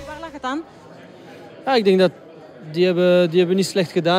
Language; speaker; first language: Dutch; non-native, local second language; French